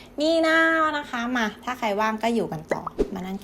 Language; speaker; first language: Thai; native; Thai